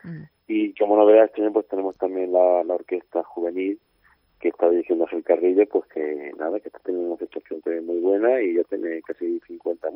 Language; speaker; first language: Spanish; native; Spanish